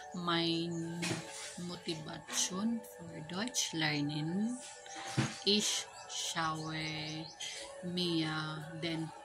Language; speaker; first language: German; non-native, learner; Filipino